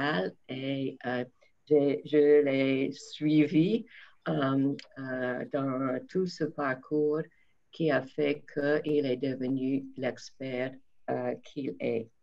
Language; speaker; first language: French; non-native, fluent; English